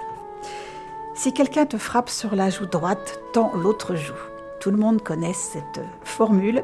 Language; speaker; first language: French; native; French